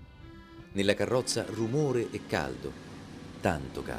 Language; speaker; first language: Italian; native; Italian